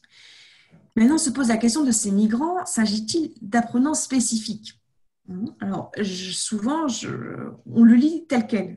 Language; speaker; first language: French; native; French